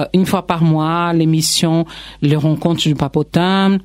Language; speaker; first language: French; non-native, fluent; Portuguese